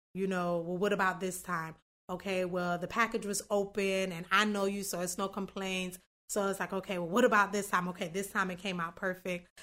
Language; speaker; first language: English; native; English